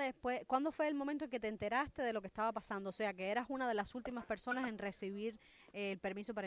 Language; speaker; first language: Spanish; native; Spanish